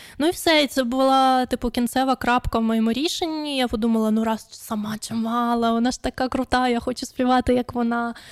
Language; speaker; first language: Ukrainian; non-native, local second language; Russian